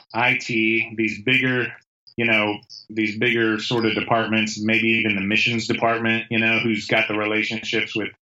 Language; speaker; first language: English; native; English